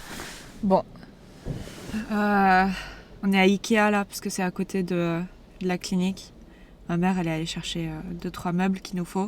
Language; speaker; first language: French; native; French